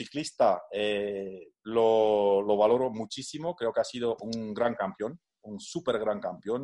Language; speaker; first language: Spanish; non-native, fluent; Dutch